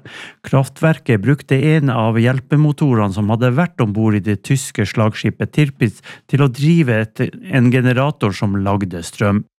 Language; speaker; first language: Norwegian; native; Norwegian